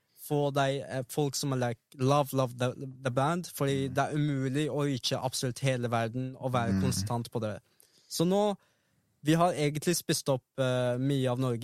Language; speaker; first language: Norwegian; early bilingual, other home language; Arabic